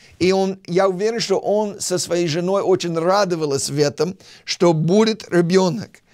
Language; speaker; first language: Russian; non-native, fluent; English